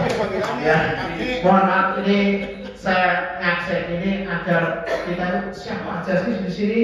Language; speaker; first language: Indonesian; native; Indonesian